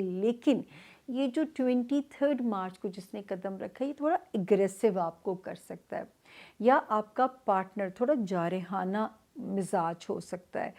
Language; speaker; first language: Urdu; native; Urdu